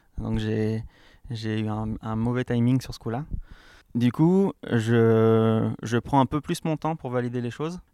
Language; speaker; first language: French; native; French